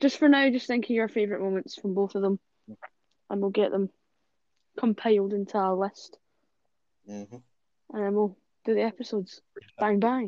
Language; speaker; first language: English; native; English